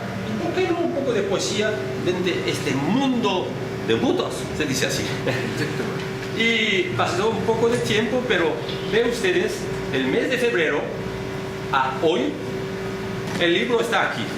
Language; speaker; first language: Spanish; non-native, learner; French